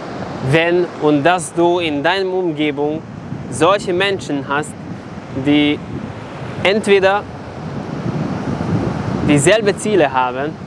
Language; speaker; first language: German; non-native, fluent; Serbian